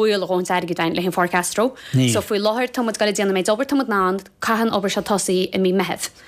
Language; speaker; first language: Irish; native; Irish